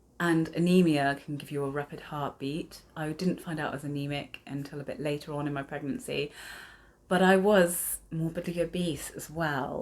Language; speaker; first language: English; native; English